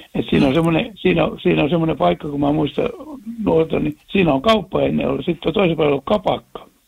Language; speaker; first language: Finnish; native; Finnish